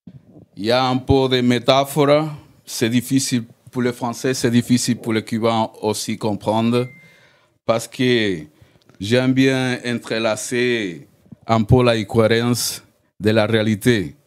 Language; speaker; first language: French; non-native, learner; Spanish